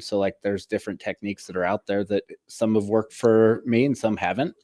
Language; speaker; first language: English; native; English